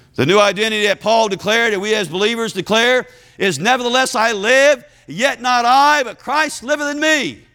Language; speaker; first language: English; native; English